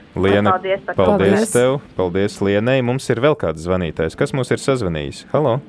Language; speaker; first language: Latvian; native; Latvian